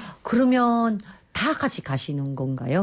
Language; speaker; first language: Korean; native; Korean